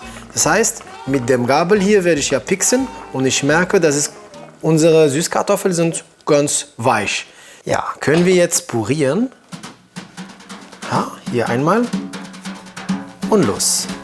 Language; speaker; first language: German; non-native, fluent; French